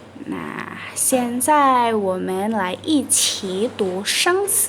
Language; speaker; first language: Chinese; non-native, fluent; Indonesian